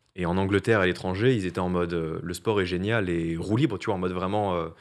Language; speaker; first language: French; native; French